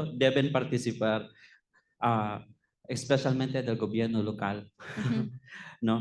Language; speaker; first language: Spanish; non-native, fluent; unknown